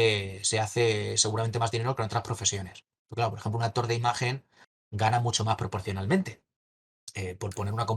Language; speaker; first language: Spanish; native; Spanish